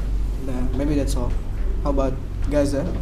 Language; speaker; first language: English; non-native, learner; Indonesian